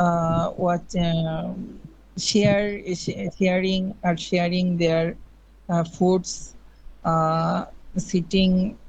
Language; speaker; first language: English; non-native, learner; Bangla